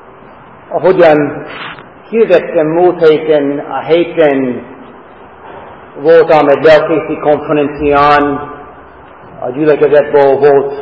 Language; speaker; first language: Hungarian; non-native, fluent; English